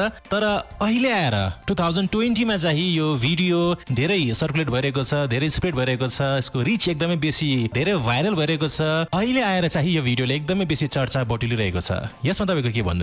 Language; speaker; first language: Nepali; native; Nepali